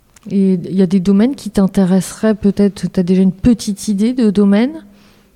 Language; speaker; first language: French; native; French